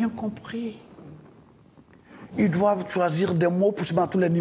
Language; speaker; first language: French; non-native, local second language; Dyula